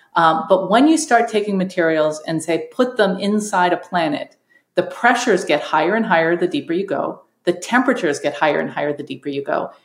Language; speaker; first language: English; native; English